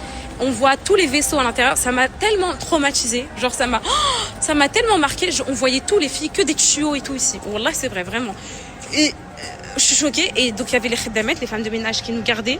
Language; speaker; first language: French; native; French